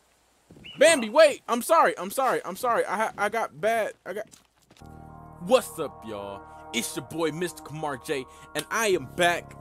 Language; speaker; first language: English; native; English